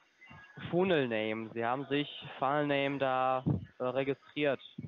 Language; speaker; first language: German; non-native, fluent; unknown